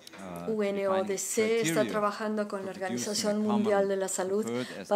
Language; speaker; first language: Spanish; non-native, learner; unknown